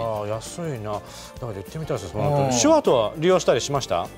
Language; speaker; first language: Japanese; native; Japanese